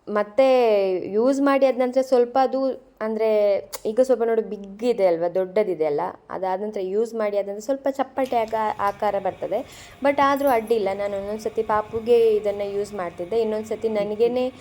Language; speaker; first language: Kannada; non-native, local second language; Tulu